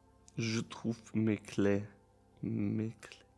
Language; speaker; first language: French; non-native, learner; German